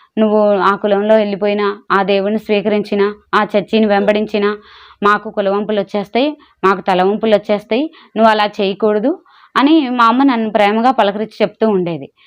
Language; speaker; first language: Telugu; non-native, local second language; Urdu